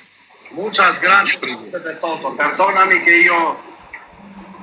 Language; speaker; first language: Spanish; non-native, learner; Albanian